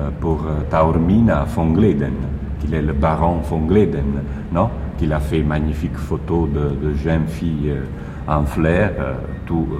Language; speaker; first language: French; non-native, learner; Italian